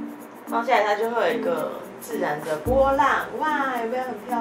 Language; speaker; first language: Chinese; native; Chinese